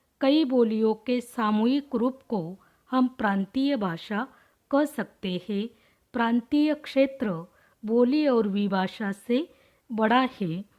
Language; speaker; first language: Hindi; non-native, local second language; Marathi